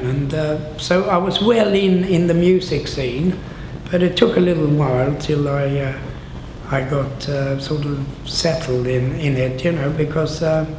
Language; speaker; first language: English; non-native, fluent; Swedish